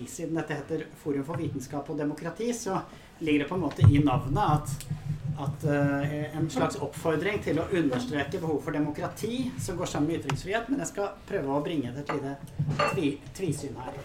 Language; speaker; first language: Norwegian; native; Norwegian